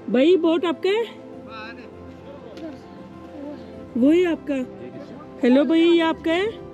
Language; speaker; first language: Hindi; non-native, fluent; Turkish